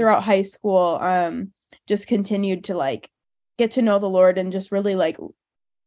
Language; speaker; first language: English; native; English